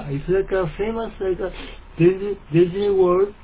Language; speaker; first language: English; non-native, learner; Japanese